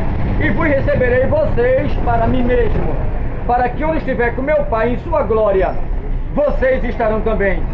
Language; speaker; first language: Portuguese; native; Portuguese